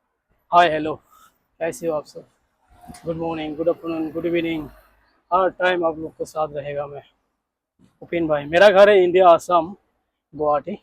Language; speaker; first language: Hindi; non-native, local second language; Rangpuri